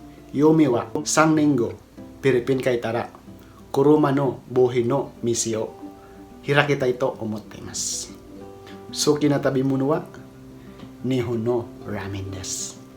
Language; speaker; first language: Japanese; non-native, learner; Filipino